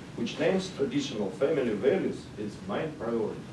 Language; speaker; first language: English; non-native, learner; Russian